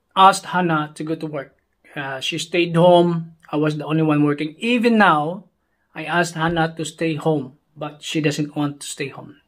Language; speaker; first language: Filipino; non-native, local second language; Cebuano